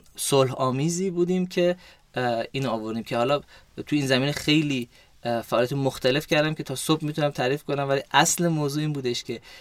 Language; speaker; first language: Persian; early bilingual, heritage; Persian